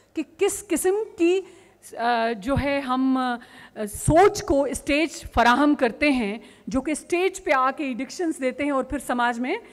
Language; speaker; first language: Urdu; non-native, local second language; Sindhi